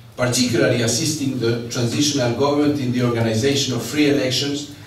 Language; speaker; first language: English; non-native, fluent; Spanish